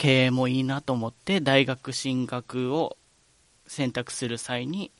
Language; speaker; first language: Japanese; native; Japanese